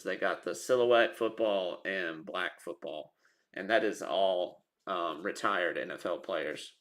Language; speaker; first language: English; native; English